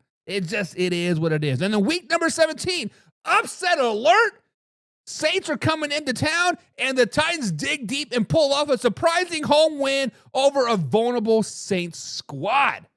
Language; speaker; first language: English; native; English